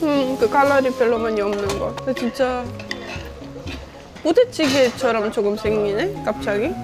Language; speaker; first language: Korean; non-native, fluent; Estonian